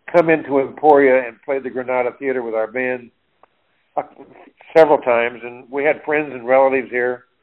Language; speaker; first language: English; native; English